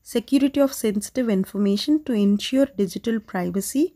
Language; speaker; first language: English; non-native, local second language; Telugu